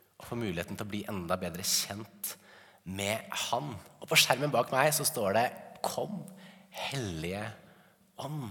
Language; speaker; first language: Norwegian; native; Norwegian